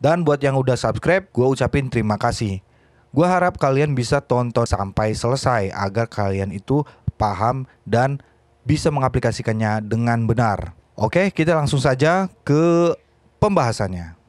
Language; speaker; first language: Indonesian; native; Indonesian